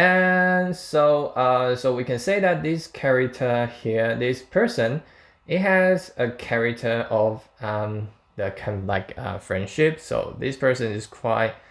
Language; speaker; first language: English; non-native, fluent; Chinese